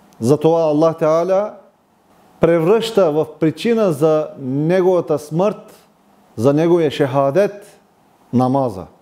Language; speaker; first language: Bulgarian; non-native, local second language; Turkish